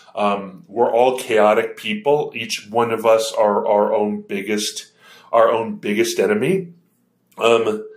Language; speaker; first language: English; native; English